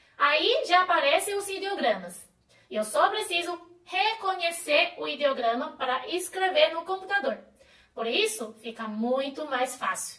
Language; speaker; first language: Portuguese; non-native, fluent; Chinese